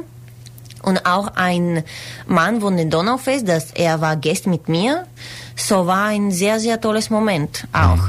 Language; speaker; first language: German; non-native, learner; Spanish